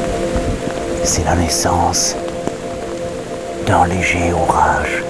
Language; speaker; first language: French; native; French